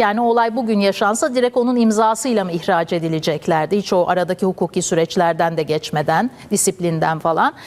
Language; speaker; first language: Turkish; native; Turkish